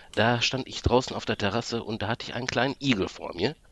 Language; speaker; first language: German; native; German